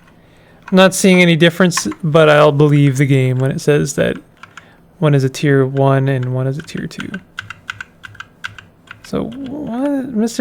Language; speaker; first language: English; native; English